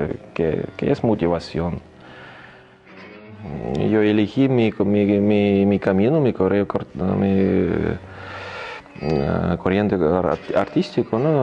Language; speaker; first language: Spanish; non-native, learner; Russian